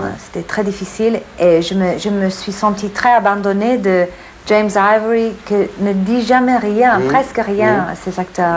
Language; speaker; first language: French; non-native, fluent; English